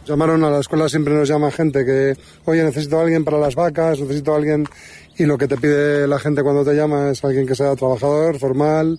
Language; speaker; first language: Spanish; native; Spanish